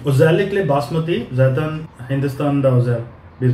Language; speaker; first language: Turkish; non-native, learner; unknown